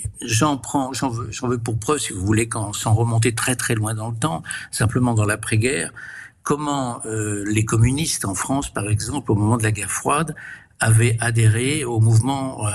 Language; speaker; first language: French; native; French